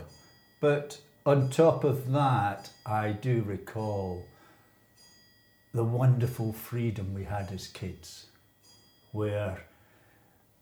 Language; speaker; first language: English; native; English